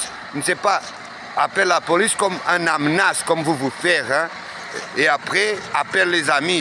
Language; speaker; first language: French; non-native, learner; Portuguese